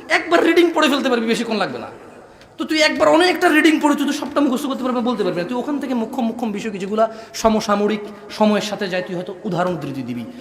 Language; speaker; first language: Bangla; early bilingual, heritage; Bangla